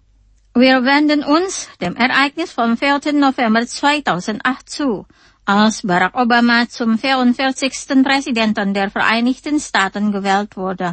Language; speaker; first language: German; non-native, fluent; Indonesian